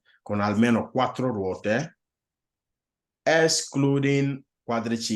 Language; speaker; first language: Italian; non-native, fluent; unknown